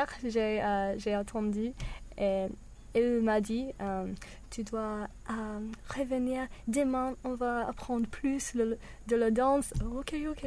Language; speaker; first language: French; non-native, learner; English